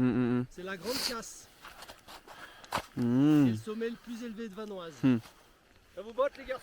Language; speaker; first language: French; native; French